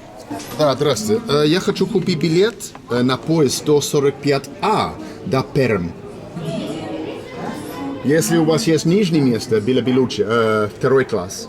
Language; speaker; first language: Russian; non-native, learner; English